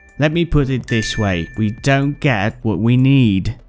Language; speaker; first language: English; non-native, fluent; Polish